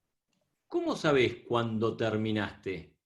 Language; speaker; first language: Spanish; native; Spanish